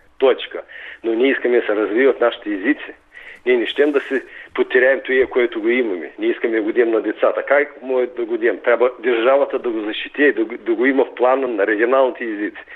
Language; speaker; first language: Bulgarian; early bilingual, heritage; Bulgarian